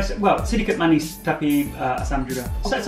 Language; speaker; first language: Indonesian; non-native, learner; English